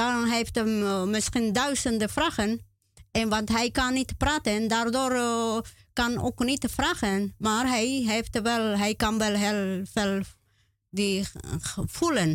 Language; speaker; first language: Dutch; non-native, learner; Spanish